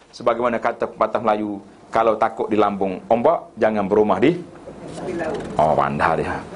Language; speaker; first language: Malay; native; Malay